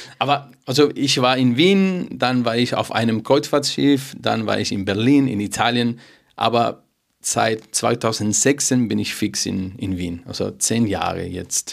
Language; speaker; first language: German; non-native, fluent; Spanish